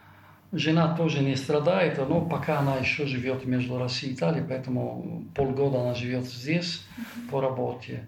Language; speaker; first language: Russian; non-native, fluent; Italian